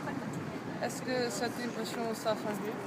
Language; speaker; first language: French; non-native, learner; Dutch